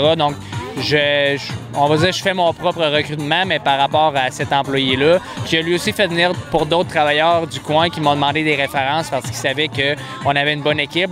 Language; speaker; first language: French; native; French